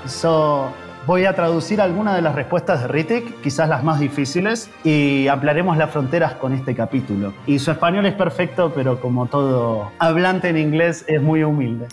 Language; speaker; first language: Spanish; native; Spanish